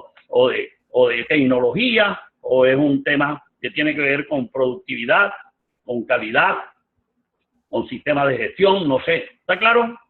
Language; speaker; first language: Spanish; native; Spanish